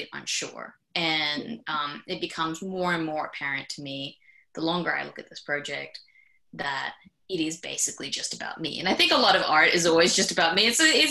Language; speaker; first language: English; native; English